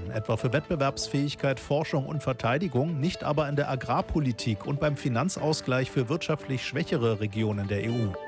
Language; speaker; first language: German; native; German